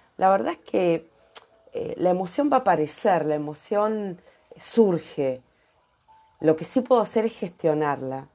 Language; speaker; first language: Spanish; native; Spanish